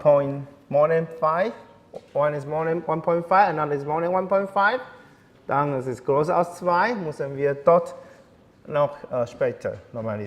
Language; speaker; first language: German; non-native, learner; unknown